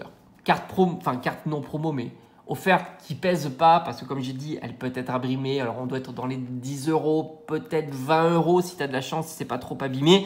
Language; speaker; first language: French; native; French